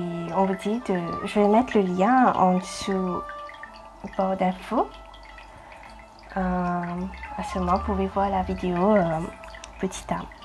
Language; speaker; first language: French; non-native, fluent; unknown